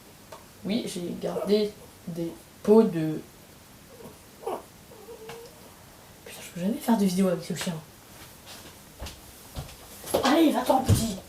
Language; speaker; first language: French; native; French